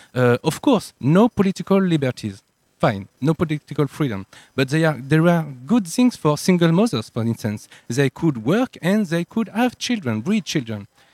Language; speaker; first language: English; non-native, learner; French